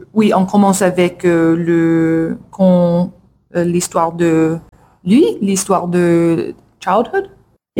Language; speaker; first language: French; non-native, learner; English